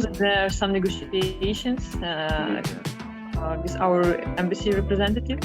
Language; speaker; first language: English; non-native, fluent; Ukrainian